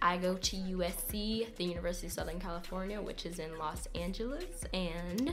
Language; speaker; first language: English; native; English